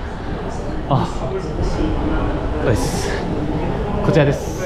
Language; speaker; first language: Japanese; native; Japanese